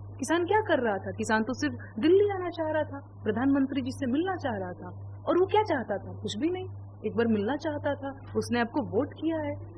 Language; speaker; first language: Hindi; non-native, local second language; Bhojpuri